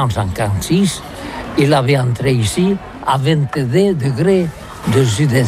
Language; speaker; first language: French; non-native, learner; Catalan